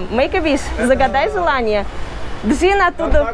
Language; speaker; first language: Russian; native; Russian